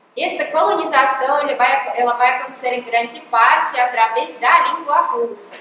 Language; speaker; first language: Portuguese; non-native, fluent; Russian